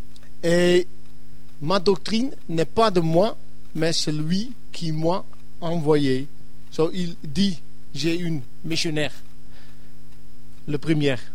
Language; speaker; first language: French; non-native, learner; English